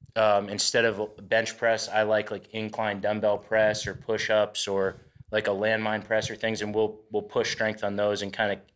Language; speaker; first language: English; native; English